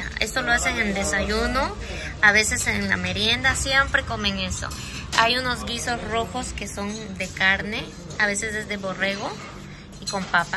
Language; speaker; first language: Spanish; native; Spanish